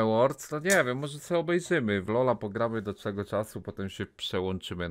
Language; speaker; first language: Polish; native; Polish